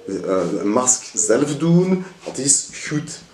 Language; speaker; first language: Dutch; non-native, local second language; French